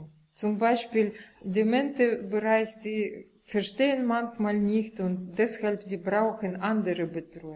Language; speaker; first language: German; non-native, learner; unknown